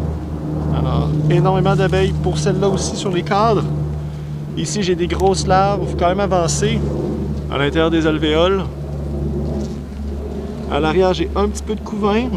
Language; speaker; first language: French; native; French